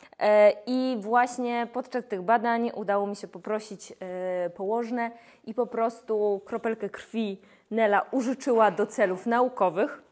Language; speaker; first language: Polish; native; Polish